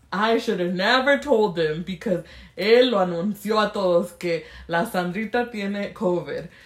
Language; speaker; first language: Spanish; early bilingual, heritage; Spanish